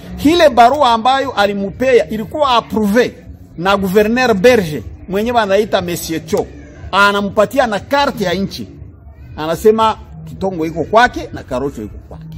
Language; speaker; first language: Swahili; non-native, local second language; Kinyarwanda